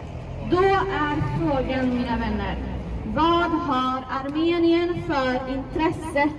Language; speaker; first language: Swedish; non-native, fluent; Azerbaijani